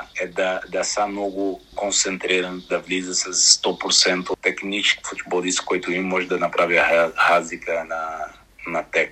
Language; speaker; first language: Bulgarian; non-native, learner; Portuguese